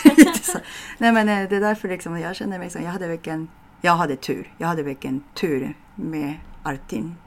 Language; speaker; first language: Swedish; non-native, fluent; Japanese